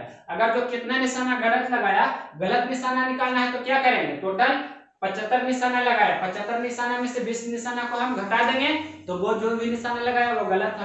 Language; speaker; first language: Hindi; native; Hindi